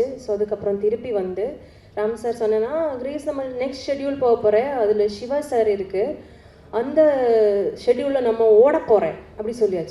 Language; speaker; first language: Tamil; non-native, learner; Malayalam